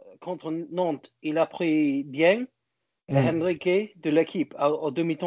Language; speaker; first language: French; non-native, learner; English